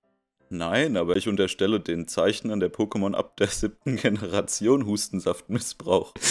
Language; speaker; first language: German; native; German